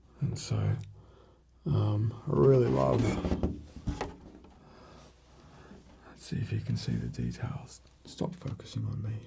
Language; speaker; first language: English; native; English